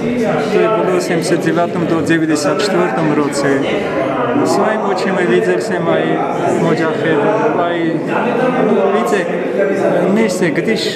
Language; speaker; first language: Czech; non-native, learner; Armenian